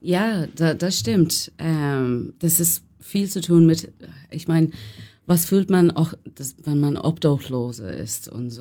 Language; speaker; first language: German; non-native, fluent; English